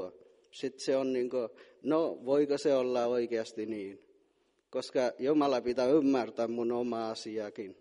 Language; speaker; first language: Finnish; non-native, fluent; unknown